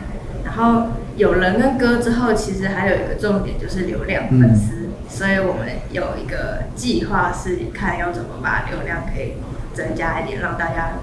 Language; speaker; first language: Chinese; native; Chinese